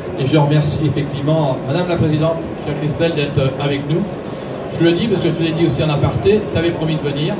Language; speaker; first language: French; native; French